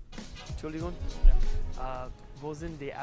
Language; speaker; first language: German; non-native, learner; English